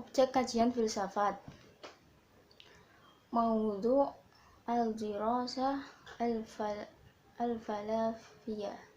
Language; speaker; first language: Arabic; non-native, learner; Indonesian